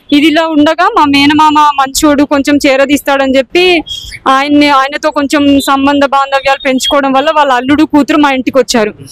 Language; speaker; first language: Telugu; native; Telugu